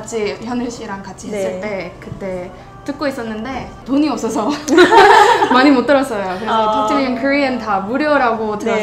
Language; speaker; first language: Korean; non-native, fluent; English